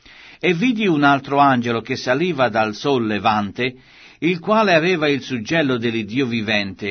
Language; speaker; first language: Italian; native; Italian